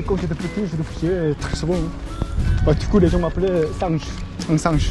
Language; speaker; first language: French; non-native, learner; Korean